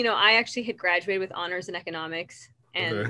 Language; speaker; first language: English; native; English